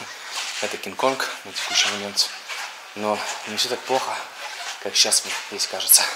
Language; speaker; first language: Russian; native; Russian